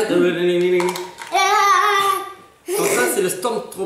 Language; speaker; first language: French; native; French